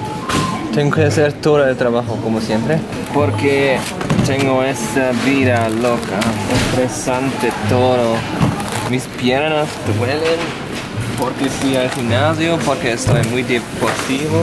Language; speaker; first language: Spanish; non-native, learner; German